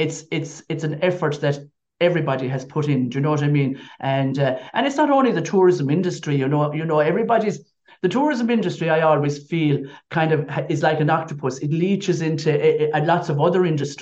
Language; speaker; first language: English; native; English